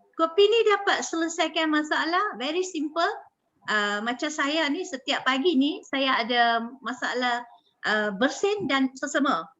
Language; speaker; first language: Malay; native; Malay